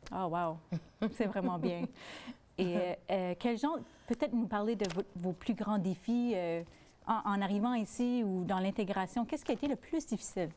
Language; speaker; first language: French; native; French